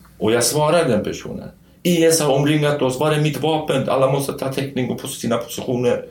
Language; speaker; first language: Swedish; non-native, fluent; Kurdish